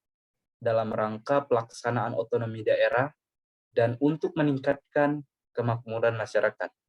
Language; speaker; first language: Indonesian; native; Indonesian